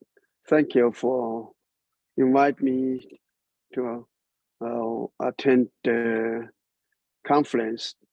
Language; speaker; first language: English; non-native, learner; Chinese